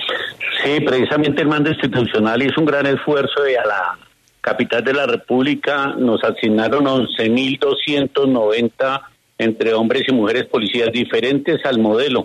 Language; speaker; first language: Spanish; native; Spanish